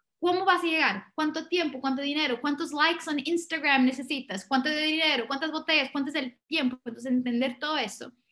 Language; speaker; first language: Spanish; non-native, fluent; Portuguese